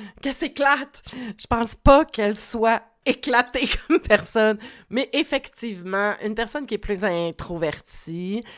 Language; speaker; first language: French; native; French